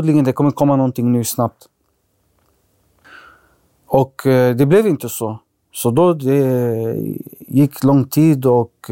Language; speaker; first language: Swedish; early bilingual, other home language; Arabic